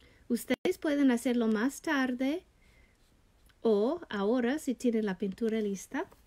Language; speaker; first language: Spanish; non-native, learner; English